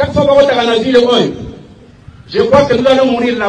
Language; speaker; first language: French; non-native, local second language; Lingala